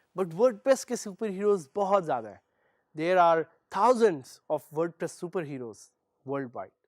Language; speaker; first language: Urdu; native; Urdu